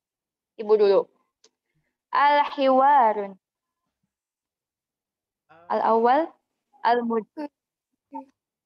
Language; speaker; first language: Arabic; non-native, fluent; Indonesian